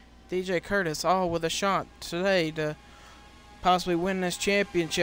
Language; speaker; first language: English; native; English